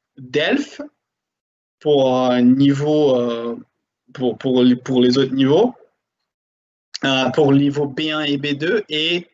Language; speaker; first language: French; non-native, fluent; Portuguese